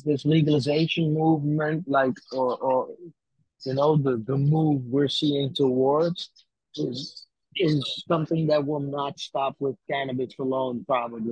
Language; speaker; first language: English; non-native, fluent; Dutch